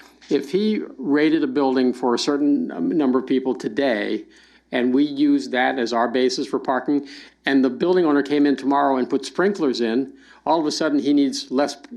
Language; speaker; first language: English; native; English